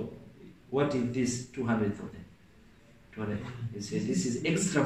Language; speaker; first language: English; non-native, local second language; Swahili